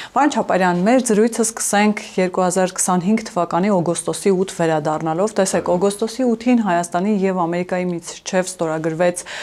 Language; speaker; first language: Armenian; native; Armenian